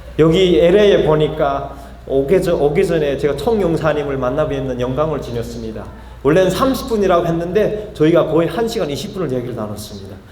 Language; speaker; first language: Korean; native; Korean